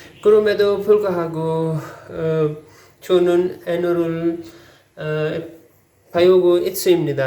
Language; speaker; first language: Korean; non-native, learner; Urdu